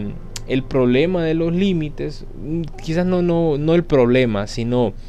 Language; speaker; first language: Spanish; native; Spanish